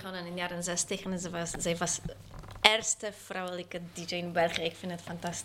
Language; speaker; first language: Dutch; non-native, fluent; Polish